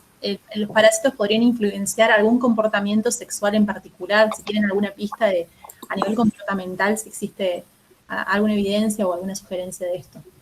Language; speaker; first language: Spanish; native; Spanish